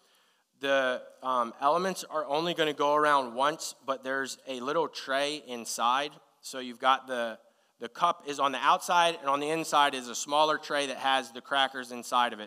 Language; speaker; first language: English; native; English